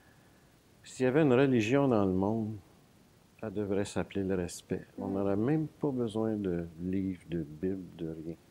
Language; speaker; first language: French; native; French